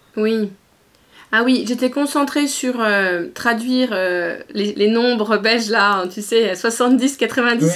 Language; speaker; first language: French; native; French